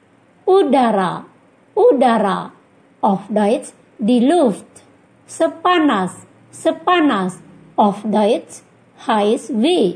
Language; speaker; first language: German; non-native, fluent; Indonesian